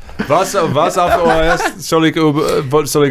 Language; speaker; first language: German; non-native, learner; English